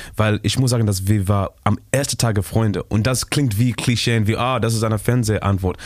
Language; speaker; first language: German; non-native, learner; Shona